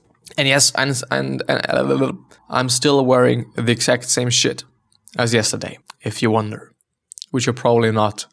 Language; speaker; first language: English; non-native, fluent; German